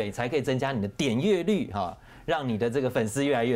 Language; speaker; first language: Chinese; native; Chinese